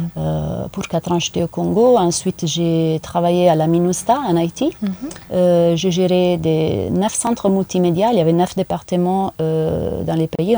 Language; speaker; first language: French; non-native, fluent; Italian